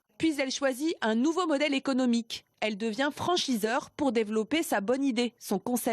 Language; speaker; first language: French; native; French